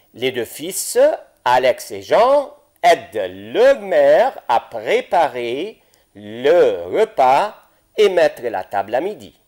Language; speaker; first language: French; non-native, fluent; Arabic